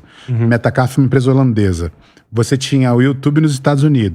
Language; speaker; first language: Portuguese; native; Portuguese